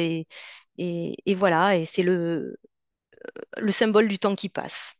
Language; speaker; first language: French; native; French